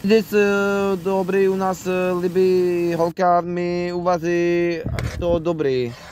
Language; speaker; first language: Czech; non-native, learner; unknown